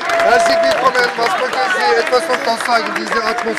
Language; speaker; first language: German; non-native, learner; Turkish